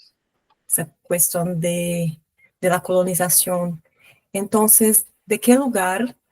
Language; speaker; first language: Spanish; non-native, learner; Portuguese